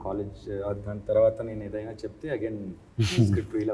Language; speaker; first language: Telugu; non-native, learner; Tamil